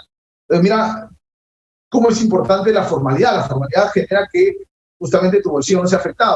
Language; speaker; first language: Spanish; native; Spanish